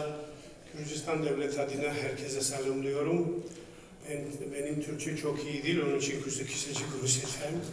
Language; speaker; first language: Turkish; non-native, learner; Georgian